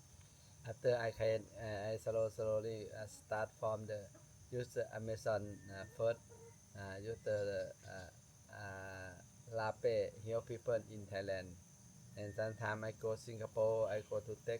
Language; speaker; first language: English; non-native, learner; Thai